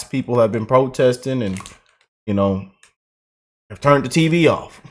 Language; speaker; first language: English; native; English